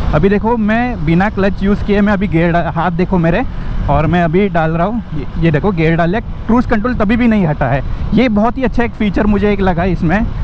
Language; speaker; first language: Hindi; non-native, local second language; Marathi